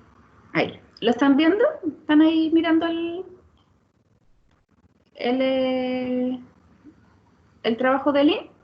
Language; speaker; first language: Spanish; native; Spanish